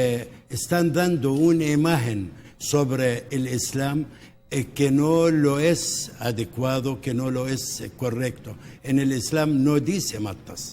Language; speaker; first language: Spanish; non-native, local second language; Arabic